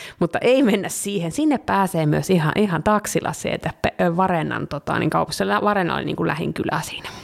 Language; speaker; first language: Finnish; early bilingual, heritage; Finnish